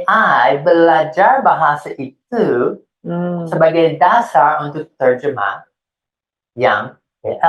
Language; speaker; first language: Indonesian; non-native, fluent; English